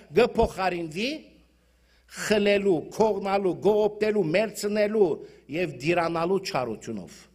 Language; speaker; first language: Armenian; early bilingual, heritage; Armenian